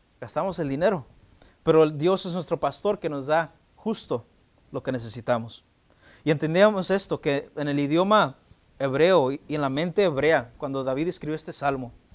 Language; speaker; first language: Spanish; early bilingual, heritage; Spanish